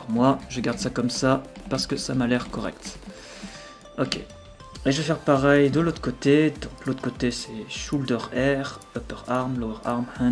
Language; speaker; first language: French; native; French